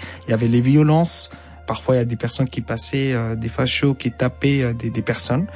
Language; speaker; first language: French; non-native, fluent; Arabic